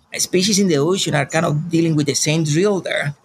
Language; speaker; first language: English; non-native, fluent; Spanish